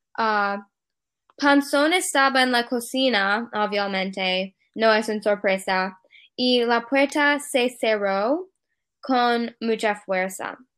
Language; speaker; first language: Spanish; non-native, learner; English